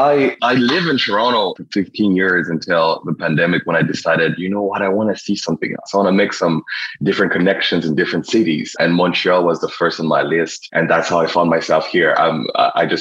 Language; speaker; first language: English; non-native, local second language; Kinyarwanda